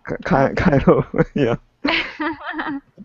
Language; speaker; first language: English; non-native, learner; Japanese